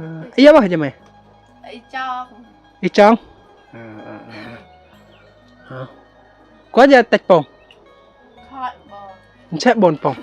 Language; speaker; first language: Vietnamese; non-native, learner; Thai